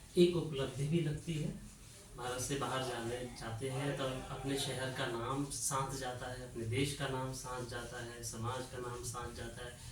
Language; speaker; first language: Hindi; native; Hindi